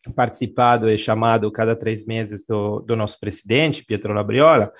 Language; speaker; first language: Portuguese; non-native, fluent; Italian